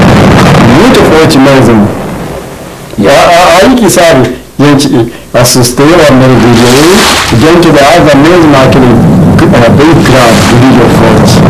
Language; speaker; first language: Portuguese; non-native, learner; Japanese